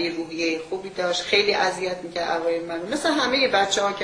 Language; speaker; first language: Persian; native; Persian